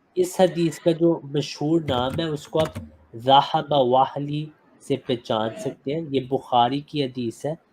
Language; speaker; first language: Urdu; native; Urdu